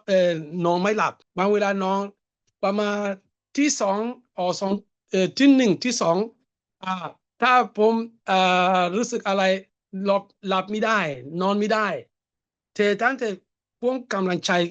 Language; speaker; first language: Thai; non-native, learner; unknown